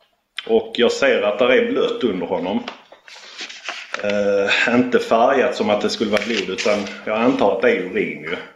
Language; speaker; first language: Swedish; native; Swedish